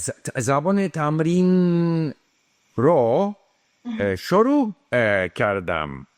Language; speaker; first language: Persian; non-native, learner; English